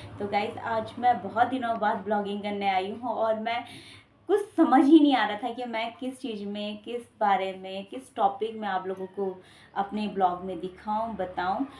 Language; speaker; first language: Hindi; native; Hindi